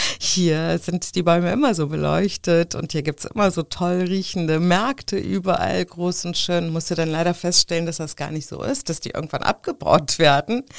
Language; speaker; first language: German; early bilingual, other home language; Turkish